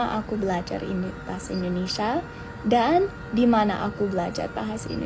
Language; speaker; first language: Indonesian; non-native, fluent; English